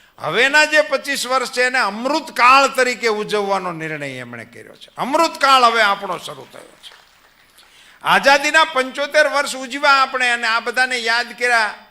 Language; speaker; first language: Gujarati; native; Gujarati